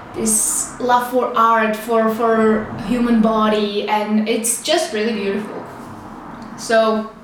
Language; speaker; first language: English; non-native, fluent; Czech